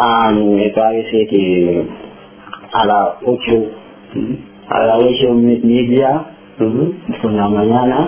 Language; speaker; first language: Spanish; non-native, learner; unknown